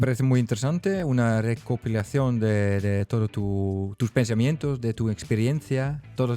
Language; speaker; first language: Spanish; non-native, fluent; Dutch